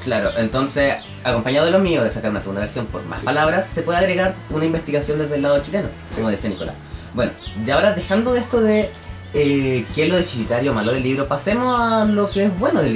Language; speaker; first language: Spanish; native; Spanish